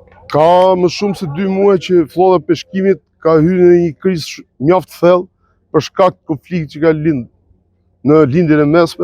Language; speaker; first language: Albanian; native; Albanian